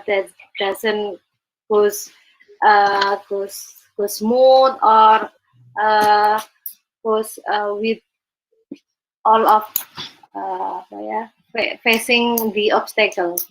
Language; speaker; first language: English; non-native, learner; Indonesian